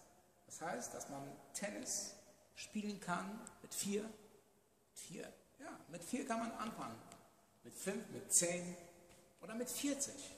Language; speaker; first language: German; non-native, fluent; Polish